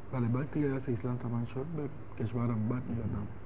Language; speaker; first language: Persian; non-native, learner; Spanish